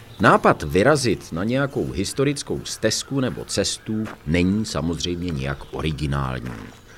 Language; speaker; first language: Czech; native; Czech